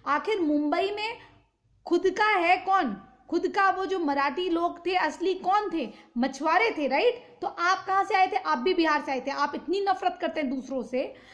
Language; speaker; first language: Hindi; native; Hindi